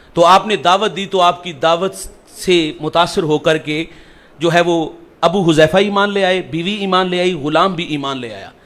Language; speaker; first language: Urdu; non-native, local second language; Punjabi